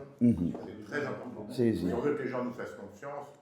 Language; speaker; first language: French; native; French